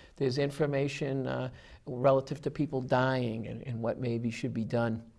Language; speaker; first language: English; native; English